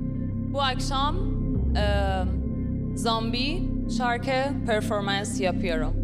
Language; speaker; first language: Turkish; non-native, learner; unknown